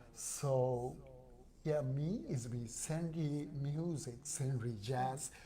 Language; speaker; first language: English; non-native, learner; Japanese